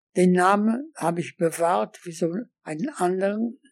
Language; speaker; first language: German; non-native, fluent; Polish